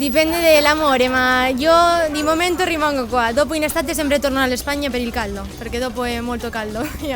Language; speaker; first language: Italian; non-native, learner; Spanish